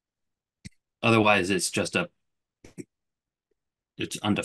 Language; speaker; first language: English; native; English